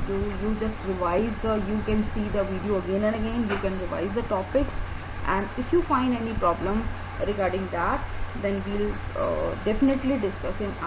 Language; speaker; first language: English; non-native, local second language; Hindi